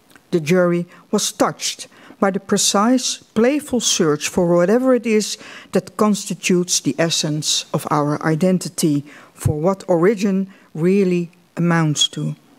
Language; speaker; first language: English; non-native, fluent; Dutch